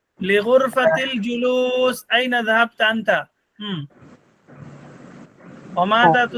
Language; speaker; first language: Arabic; non-native, fluent; Bangla